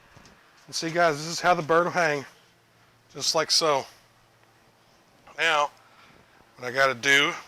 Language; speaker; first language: English; native; English